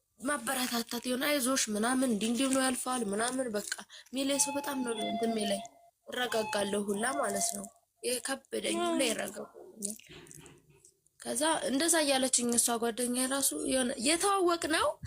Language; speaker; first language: Amharic; native; Amharic